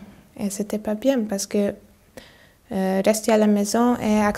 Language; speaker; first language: French; non-native, learner; Hungarian